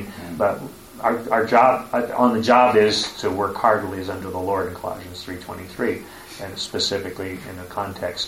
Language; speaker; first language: English; native; English